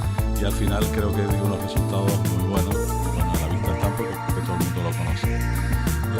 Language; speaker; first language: Spanish; native; Spanish